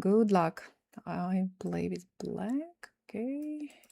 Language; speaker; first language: English; non-native, fluent; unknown